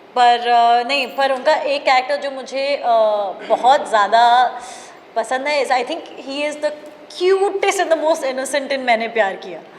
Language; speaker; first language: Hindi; native; Hindi